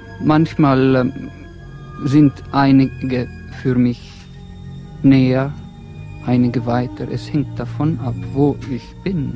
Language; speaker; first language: German; non-native, fluent; Estonian